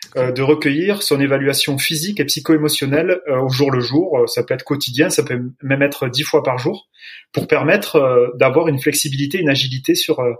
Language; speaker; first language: French; native; French